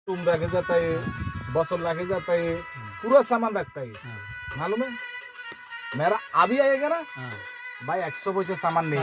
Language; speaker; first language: Hindi; non-native, learner; Bangla